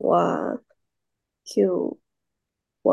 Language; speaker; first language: Japanese; non-native, learner; Chinese